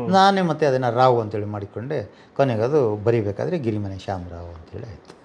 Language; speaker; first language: Kannada; native; Kannada